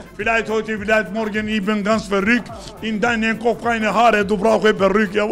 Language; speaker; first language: German; non-native, learner; Turkish